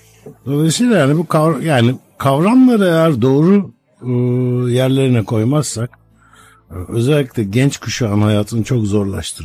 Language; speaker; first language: Turkish; native; Turkish